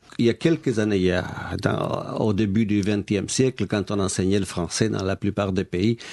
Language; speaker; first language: French; non-native, fluent; Spanish